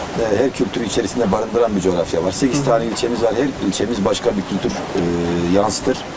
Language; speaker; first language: Turkish; native; Turkish